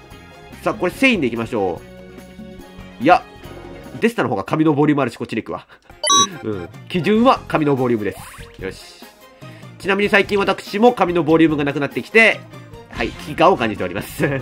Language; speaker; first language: Japanese; native; Japanese